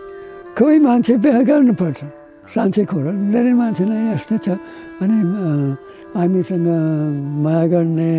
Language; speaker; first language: Nepali; non-native, learner; English